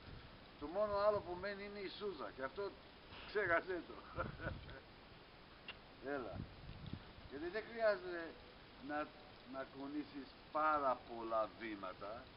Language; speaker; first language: Greek; early bilingual, heritage; Greek